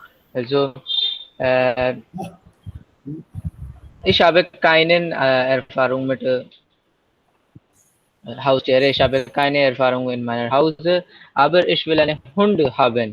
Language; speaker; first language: German; non-native, learner; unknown